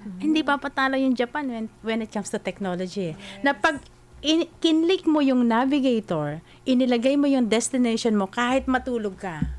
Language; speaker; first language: Filipino; native; Filipino